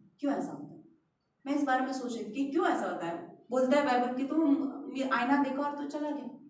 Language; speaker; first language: Hindi; non-native, local second language; Malayalam